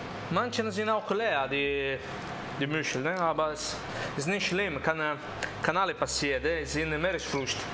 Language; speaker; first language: German; non-native, learner; Italian